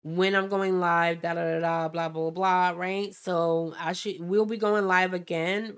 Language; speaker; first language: English; native; English